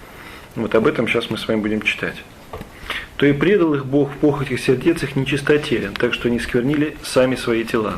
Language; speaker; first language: Russian; native; Russian